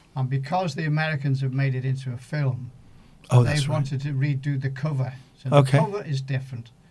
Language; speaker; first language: English; native; English